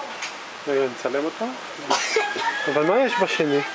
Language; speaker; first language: Hebrew; native; Hebrew